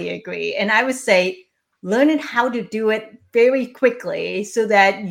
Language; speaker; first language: English; non-native, local second language; Cantonese